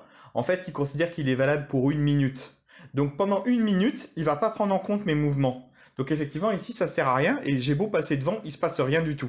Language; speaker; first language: French; native; French